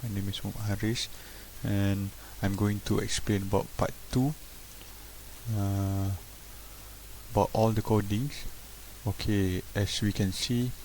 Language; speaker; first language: English; non-native, local second language; Malay